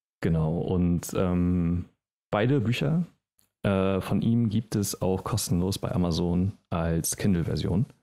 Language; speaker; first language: German; native; German